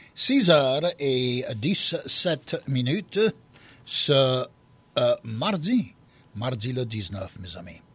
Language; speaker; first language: French; early bilingual, heritage; French